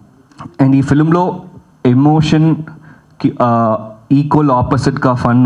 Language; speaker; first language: Telugu; early bilingual, heritage; Telugu